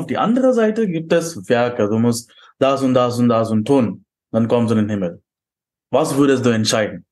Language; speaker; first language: German; non-native, fluent; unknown